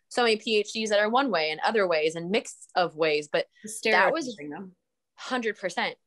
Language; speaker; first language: English; native; English